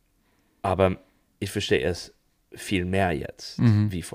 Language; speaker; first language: German; non-native, fluent; English